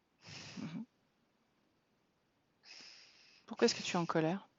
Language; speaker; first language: French; native; French